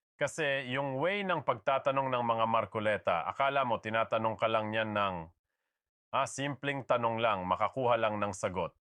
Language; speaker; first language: Filipino; native; Filipino